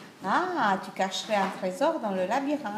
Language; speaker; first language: French; non-native, fluent; Romanian